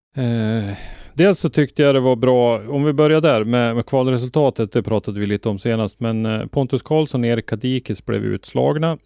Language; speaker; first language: Swedish; native; Swedish